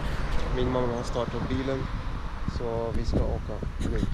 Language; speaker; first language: Swedish; early bilingual, other home language; Russian